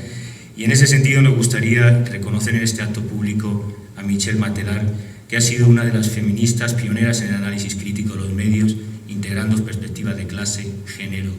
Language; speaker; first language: Spanish; native; Spanish